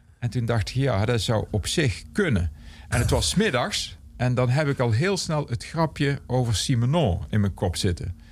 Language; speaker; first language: Dutch; native; Dutch